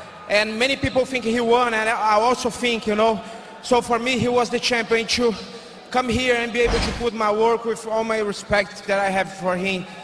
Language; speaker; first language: English; non-native, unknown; Portuguese